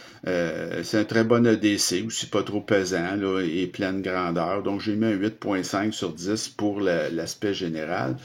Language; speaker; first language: French; native; French